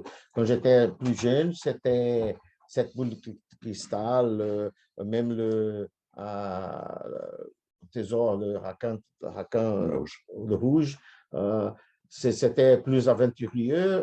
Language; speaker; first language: French; non-native, fluent; Portuguese